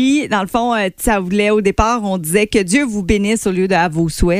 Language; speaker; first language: French; native; French